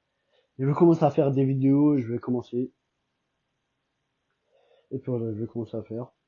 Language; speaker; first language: French; non-native, fluent; Albanian